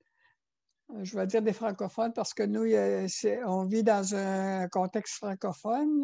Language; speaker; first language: French; non-native, local second language; Innu-aimun